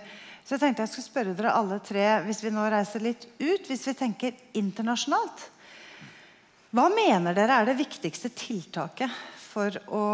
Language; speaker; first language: Norwegian; native; Norwegian